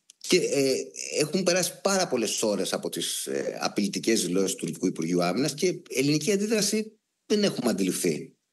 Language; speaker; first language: Greek; native; Greek